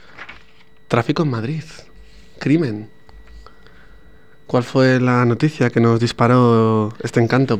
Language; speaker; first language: Spanish; native; Spanish